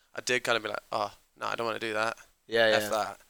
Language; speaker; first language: English; native; English